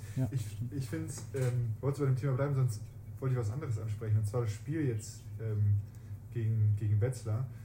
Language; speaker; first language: German; native; German